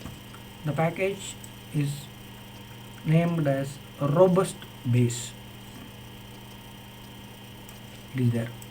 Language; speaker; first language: English; non-native, local second language; Tamil